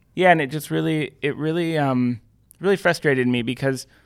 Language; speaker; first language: English; native; English